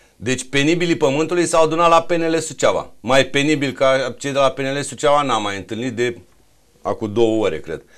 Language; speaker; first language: Romanian; native; Romanian